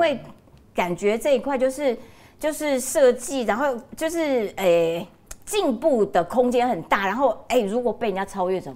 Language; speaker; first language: Chinese; native; Chinese